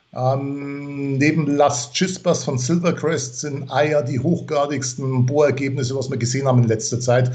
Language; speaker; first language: German; non-native, fluent; English